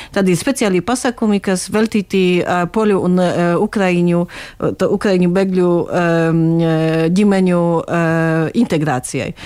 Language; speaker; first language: Latvian; non-native, fluent; Polish